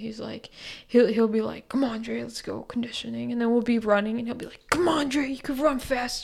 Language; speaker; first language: English; early bilingual, other home language; Spanish